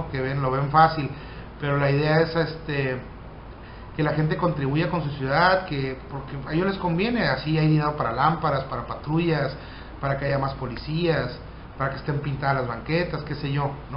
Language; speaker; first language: Spanish; native; Spanish